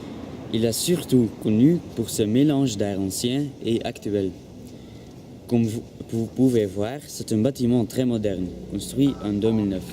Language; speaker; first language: French; non-native, learner; Dutch